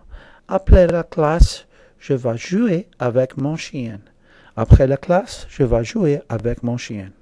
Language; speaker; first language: French; non-native, fluent; English